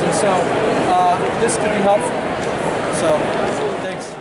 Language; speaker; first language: English; native; English